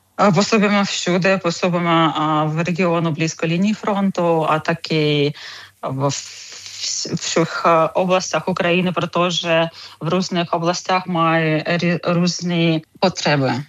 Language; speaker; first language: Czech; non-native, fluent; Ukrainian